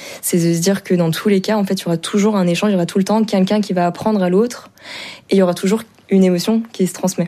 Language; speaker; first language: French; native; French